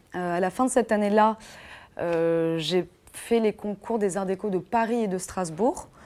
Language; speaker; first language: French; native; French